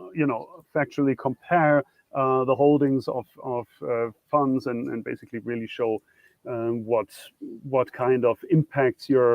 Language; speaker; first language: English; non-native, fluent; German